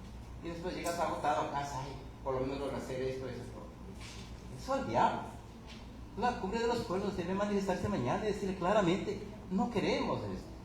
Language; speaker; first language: Spanish; native; Spanish